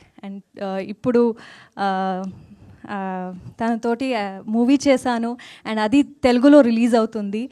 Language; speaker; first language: Telugu; non-native, fluent; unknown